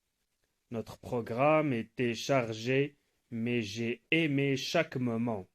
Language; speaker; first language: French; non-native, local second language; Arabic